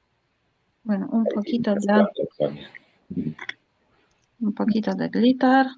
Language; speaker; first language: Spanish; non-native, learner; Polish